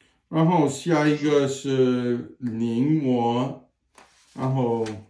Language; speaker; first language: Chinese; non-native, learner; English